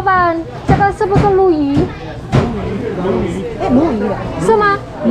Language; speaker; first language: Chinese; non-native, learner; Javanese